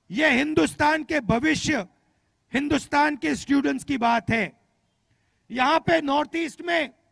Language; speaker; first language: Hindi; native; Hindi